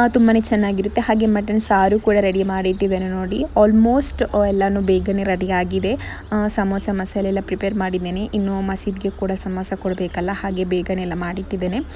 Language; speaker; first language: Kannada; non-native, local second language; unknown